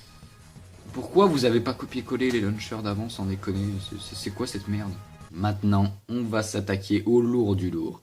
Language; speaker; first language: French; native; French